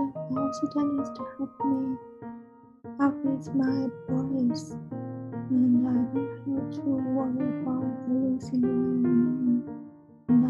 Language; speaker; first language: English; non-native, learner; Chinese